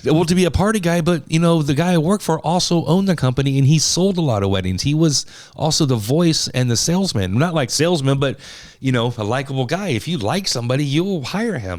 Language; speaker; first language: English; native; English